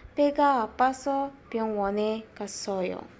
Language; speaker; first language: Korean; non-native, learner; Indonesian